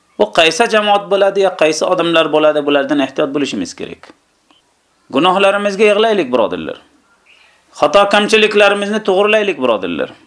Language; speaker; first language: Uzbek; native; Uzbek